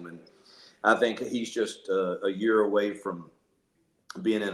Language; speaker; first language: English; native; English